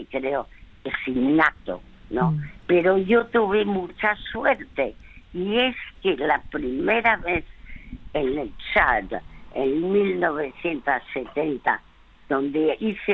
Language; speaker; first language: Spanish; early bilingual, other home language; French